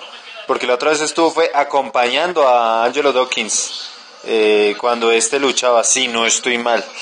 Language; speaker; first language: Spanish; native; Spanish